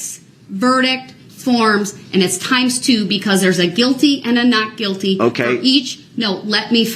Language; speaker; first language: English; native; English